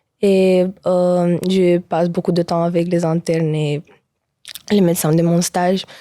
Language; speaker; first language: French; non-native, learner; Romanian